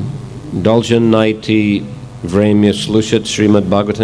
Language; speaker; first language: Russian; non-native, fluent; English